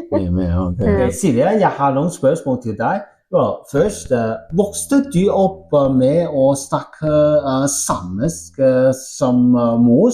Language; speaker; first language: Norwegian; non-native, learner; Welsh